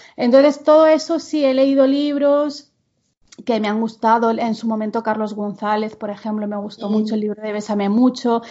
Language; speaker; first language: Spanish; non-native, local second language; Catalan